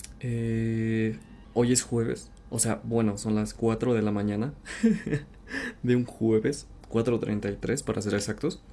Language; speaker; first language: Spanish; native; Spanish